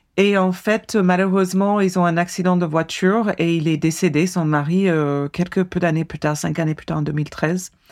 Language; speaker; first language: French; non-native, fluent; English